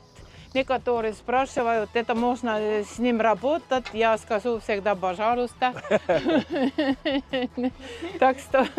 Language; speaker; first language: Russian; non-native, local second language; Estonian